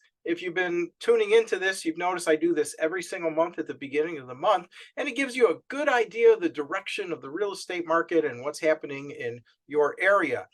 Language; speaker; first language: English; native; English